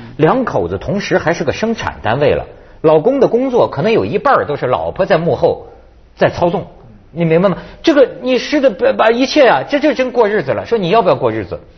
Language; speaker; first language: Chinese; native; Chinese